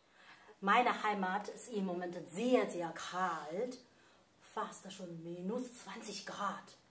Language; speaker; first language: German; non-native, fluent; Chinese